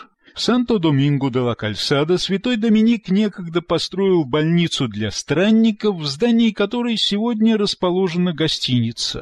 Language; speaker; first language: Russian; native; Russian